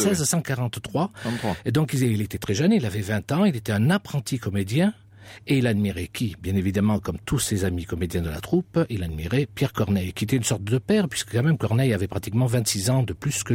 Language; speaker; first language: French; native; French